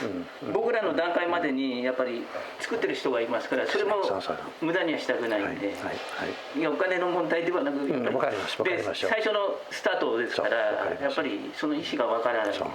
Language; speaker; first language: Japanese; native; Japanese